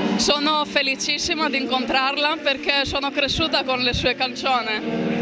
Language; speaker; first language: Italian; non-native, fluent; Greek